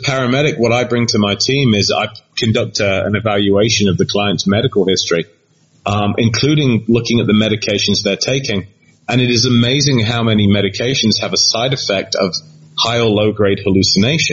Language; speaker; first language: English; native; English